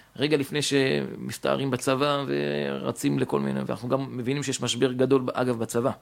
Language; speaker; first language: Hebrew; native; Hebrew